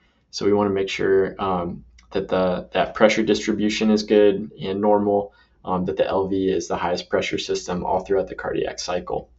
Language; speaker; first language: English; native; English